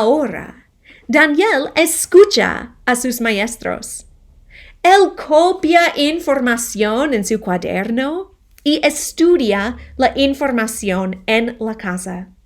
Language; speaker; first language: Spanish; non-native, fluent; English